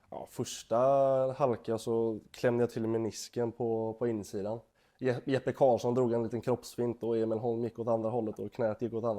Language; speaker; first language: Swedish; native; Swedish